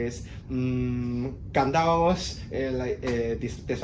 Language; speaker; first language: Spanish; non-native, learner; Cantonese